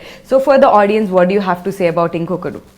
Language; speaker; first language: Telugu; native; Telugu